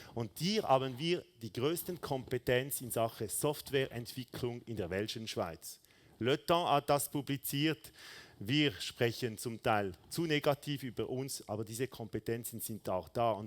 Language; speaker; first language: German; non-native, local second language; French